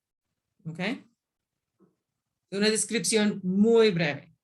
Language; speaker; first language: Spanish; non-native, fluent; English